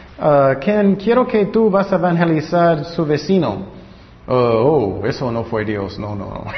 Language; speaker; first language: Spanish; non-native, fluent; English